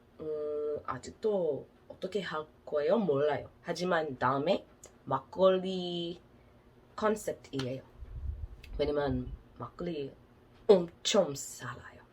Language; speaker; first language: Korean; non-native, learner; English